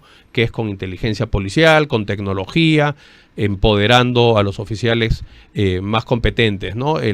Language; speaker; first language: Spanish; native; Spanish